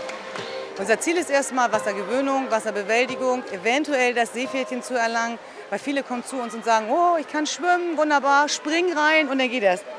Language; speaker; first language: German; native; German